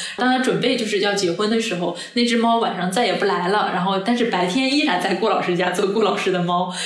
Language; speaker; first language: Chinese; non-native, local second language; Cantonese